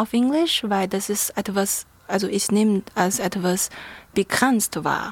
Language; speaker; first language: German; non-native, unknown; Chinese